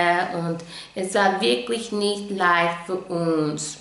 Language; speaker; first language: German; non-native, fluent; English